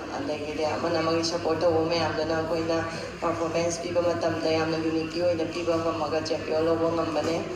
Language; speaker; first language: Manipuri; native; Manipuri